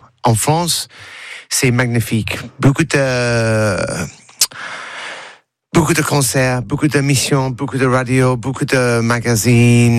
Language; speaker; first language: French; non-native, learner; English